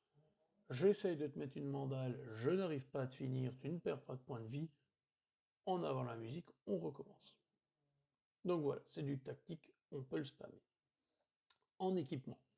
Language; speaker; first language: French; native; French